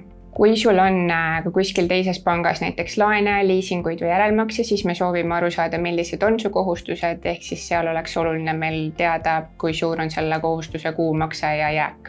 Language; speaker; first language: Estonian; native; Estonian